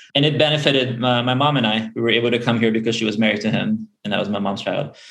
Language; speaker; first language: English; early bilingual, other home language; Portuguese